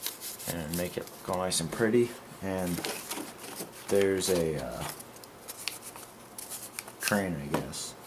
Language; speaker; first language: English; native; English